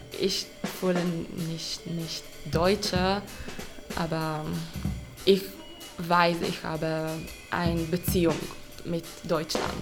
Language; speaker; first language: German; non-native, learner; Hebrew